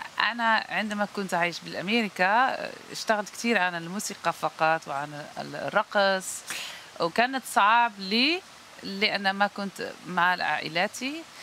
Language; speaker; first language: Arabic; non-native, learner; Dutch